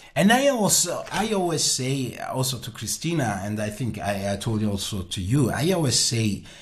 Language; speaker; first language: English; non-native, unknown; Italian